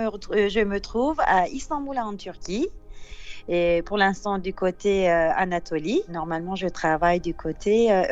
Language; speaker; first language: French; non-native, fluent; Turkish